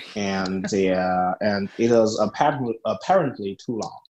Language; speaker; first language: English; non-native, fluent; Chinese